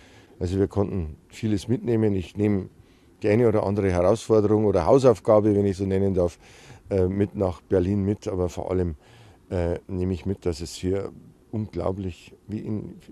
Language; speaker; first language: German; native; German